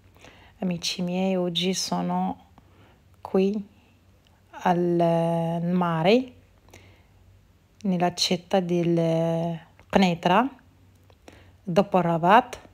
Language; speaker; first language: Italian; non-native, learner; Arabic